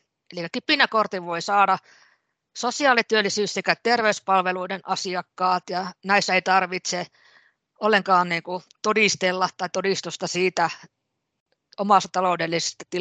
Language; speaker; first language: Finnish; native; Finnish